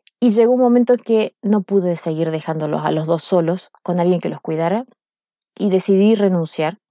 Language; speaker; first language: Spanish; native; Spanish